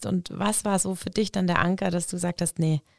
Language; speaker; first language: German; native; German